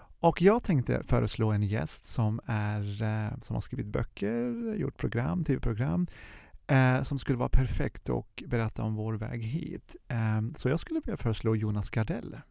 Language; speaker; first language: Swedish; early bilingual, other home language; Arabic